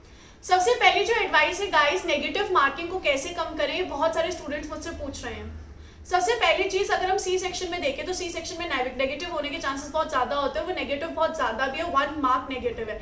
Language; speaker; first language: Hindi; native; Hindi